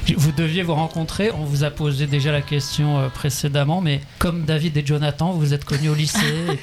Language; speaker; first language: French; native; French